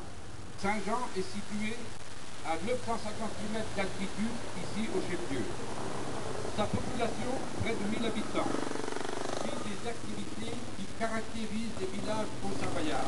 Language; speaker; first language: French; native; French